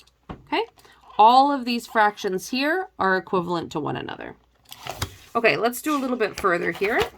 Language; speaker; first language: English; native; English